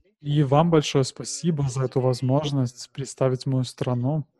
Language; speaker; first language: Russian; non-native, learner; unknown